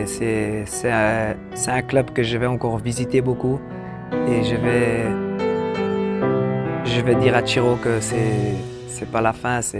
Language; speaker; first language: French; non-native, local second language; Dutch